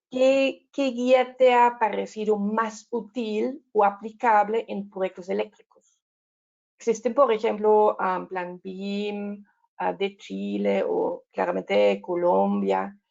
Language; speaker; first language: Spanish; non-native, learner; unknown